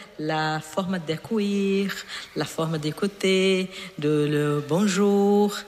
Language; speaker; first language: French; non-native, learner; Portuguese